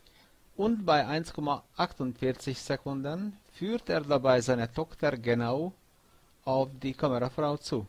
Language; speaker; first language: German; non-native, fluent; Hungarian